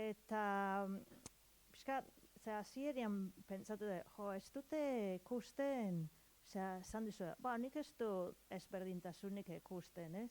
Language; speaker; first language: Basque; non-native, learner; English